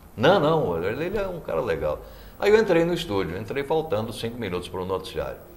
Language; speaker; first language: Portuguese; native; Portuguese